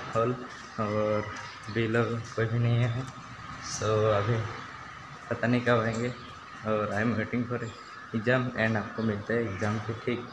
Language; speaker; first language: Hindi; non-native, local second language; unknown